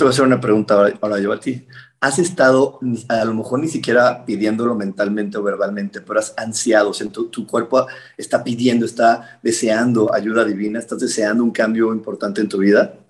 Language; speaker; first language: Spanish; native; Spanish